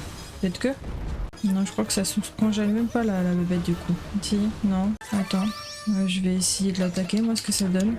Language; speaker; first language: French; native; French